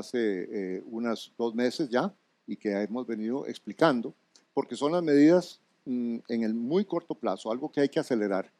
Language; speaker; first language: Spanish; native; Spanish